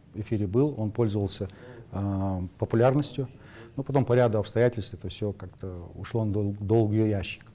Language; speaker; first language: Russian; non-native, local second language; Ingush